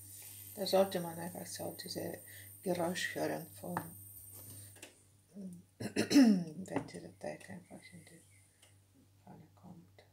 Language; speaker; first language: German; non-native, learner; Bulgarian